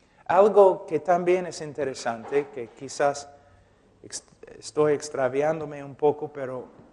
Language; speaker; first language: Spanish; non-native, fluent; English